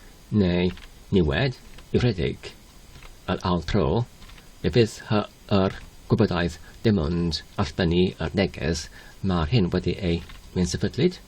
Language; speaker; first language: Welsh; non-native, learner; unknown